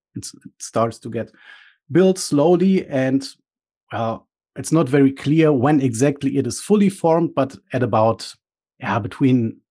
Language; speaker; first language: English; early bilingual, other home language; Bulgarian